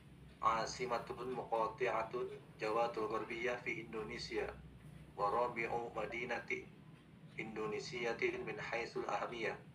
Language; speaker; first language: Arabic; non-native, learner; Indonesian